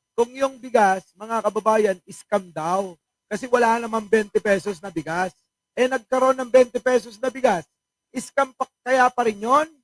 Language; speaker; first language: Filipino; non-native, local second language; Iloko